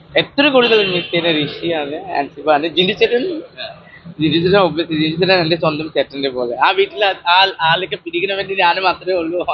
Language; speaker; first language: Malayalam; non-native, local second language; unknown